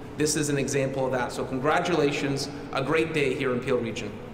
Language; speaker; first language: English; native; English